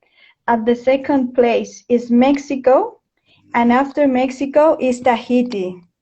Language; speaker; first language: English; non-native, fluent; Spanish